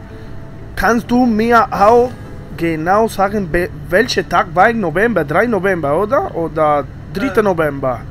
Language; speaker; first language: German; non-native, learner; Italian